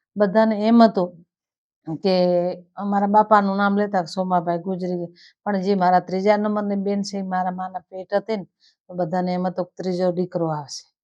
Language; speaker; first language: Gujarati; native; Gujarati